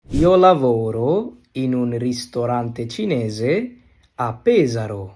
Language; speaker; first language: Italian; non-native, fluent; Bangla